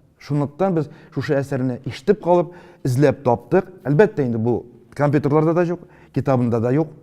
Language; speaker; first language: Tatar; native; Tatar